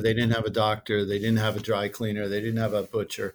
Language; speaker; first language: English; native; English